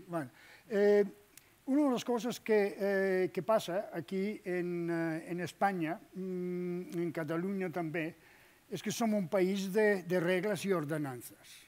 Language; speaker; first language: Catalan; non-native, fluent; Danish